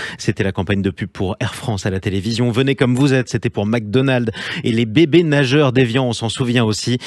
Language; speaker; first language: French; native; French